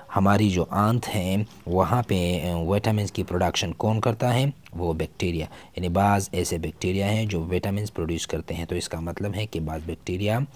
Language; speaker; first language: Urdu; non-native, local second language; Pashto